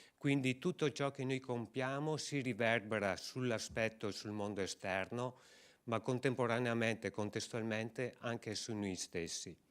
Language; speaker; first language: Italian; native; Italian